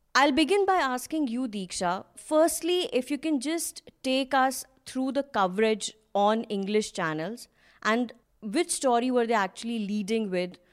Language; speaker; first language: English; non-native, local second language; Hindi